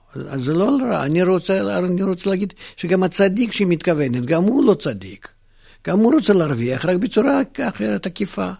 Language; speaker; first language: Hebrew; non-native, fluent; Russian